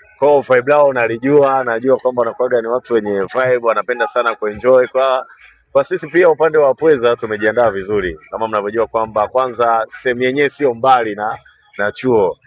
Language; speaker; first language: Swahili; native; Swahili